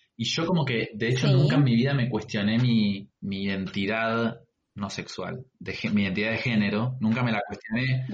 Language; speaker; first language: Spanish; native; Spanish